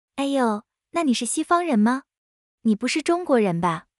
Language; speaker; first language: Chinese; non-native, learner; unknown